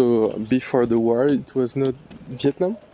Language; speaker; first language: English; non-native, learner; French